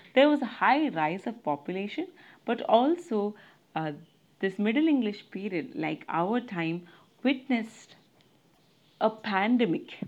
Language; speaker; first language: English; non-native, local second language; Malayalam